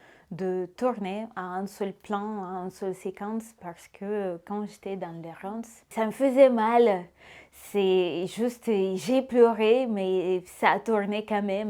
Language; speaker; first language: French; non-native, fluent; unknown